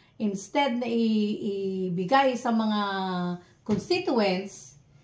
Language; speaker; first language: Filipino; non-native, local second language; Iloko